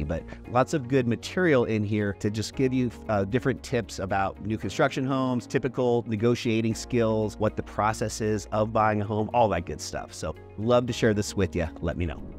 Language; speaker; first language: English; native; English